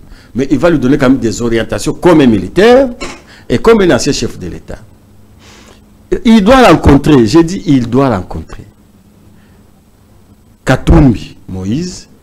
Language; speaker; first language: French; non-native, local second language; Swahili